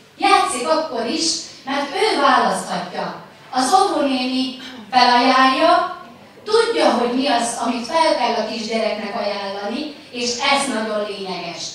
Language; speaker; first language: Hungarian; native; Hungarian